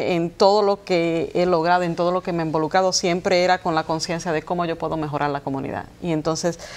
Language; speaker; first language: Spanish; early bilingual, heritage; Spanish